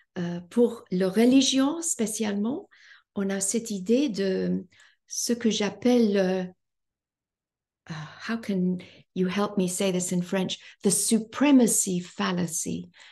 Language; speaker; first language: French; non-native, fluent; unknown